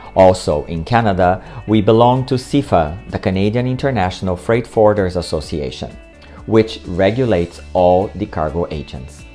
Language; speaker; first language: English; non-native, fluent; Portuguese